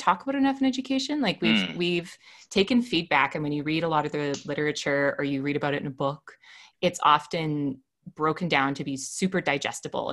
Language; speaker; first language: English; native; English